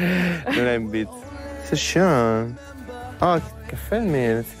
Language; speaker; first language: German; non-native, learner; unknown